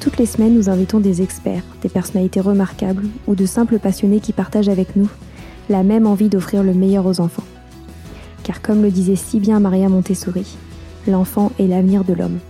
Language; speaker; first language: French; native; French